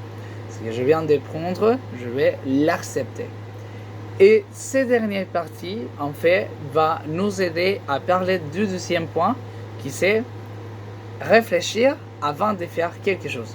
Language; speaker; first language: French; non-native, learner; Spanish